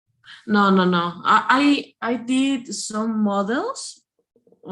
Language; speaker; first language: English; non-native, learner; Spanish